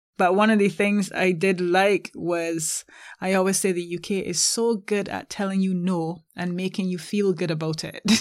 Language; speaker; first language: English; native; English